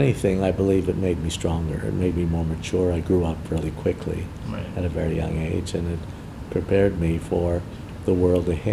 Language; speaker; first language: English; native; English